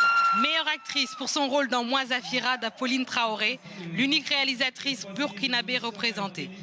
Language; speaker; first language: French; native; French